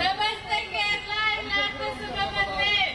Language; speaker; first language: Malayalam; non-native, learner; Hindi